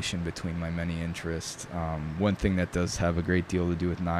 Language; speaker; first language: English; early bilingual, other home language; Italian